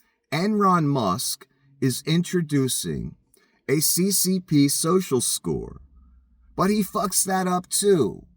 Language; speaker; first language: English; native; English